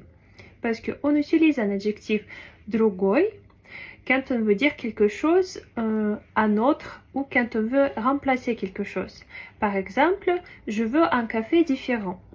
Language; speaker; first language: French; non-native, fluent; Russian